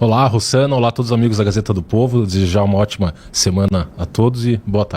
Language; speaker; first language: Portuguese; native; Portuguese